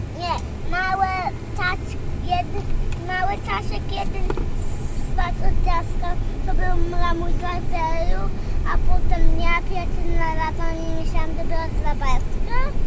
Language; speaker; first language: Polish; early bilingual, heritage; Polish